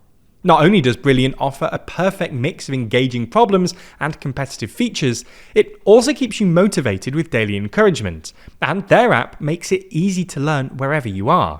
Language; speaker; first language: English; native; English